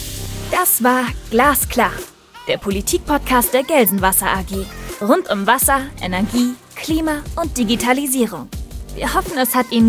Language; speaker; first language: German; native; German